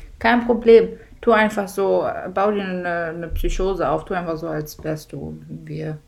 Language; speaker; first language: German; native; German